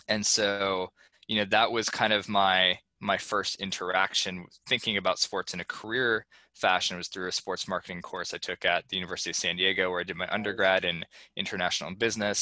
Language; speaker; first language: English; native; English